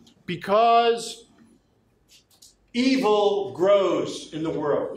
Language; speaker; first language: English; native; English